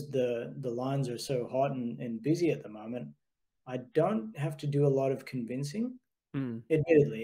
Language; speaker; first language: English; native; English